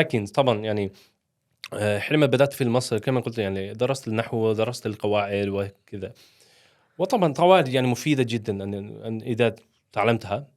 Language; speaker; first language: Arabic; non-native, learner; Swedish